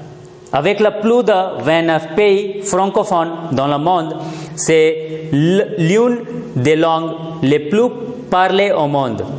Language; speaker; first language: French; non-native, fluent; Hindi